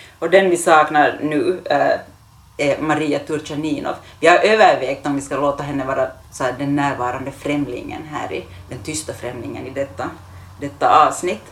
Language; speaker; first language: Swedish; native; Swedish